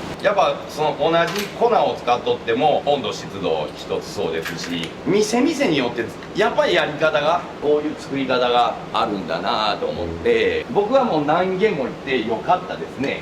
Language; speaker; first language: Japanese; native; Japanese